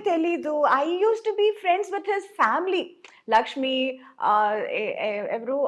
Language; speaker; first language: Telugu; non-native, fluent; Tamil